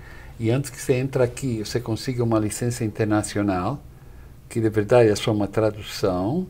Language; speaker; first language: Portuguese; non-native, fluent; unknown